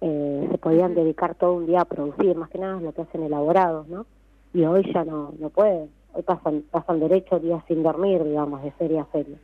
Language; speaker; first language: Spanish; native; Spanish